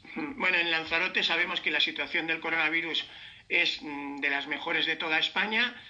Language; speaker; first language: Spanish; native; Spanish